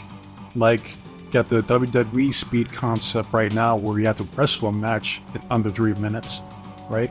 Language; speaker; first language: English; native; English